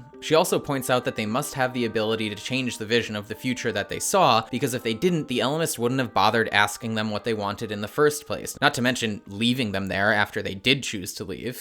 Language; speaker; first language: English; native; English